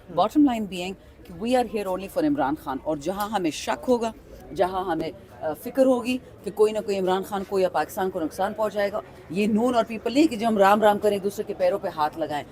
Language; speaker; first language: Urdu; non-native, local second language; Pashto